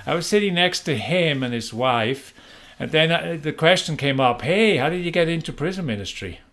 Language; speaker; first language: English; non-native, fluent; German